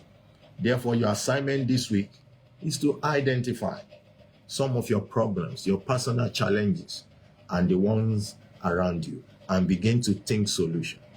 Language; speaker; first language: English; non-native, local second language; Yoruba